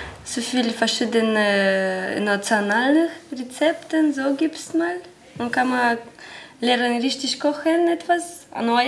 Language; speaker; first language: German; non-native, learner; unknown